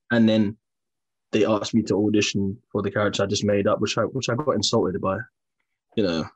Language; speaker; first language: English; native; English